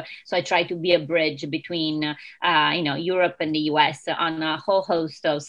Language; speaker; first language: English; non-native, fluent; Italian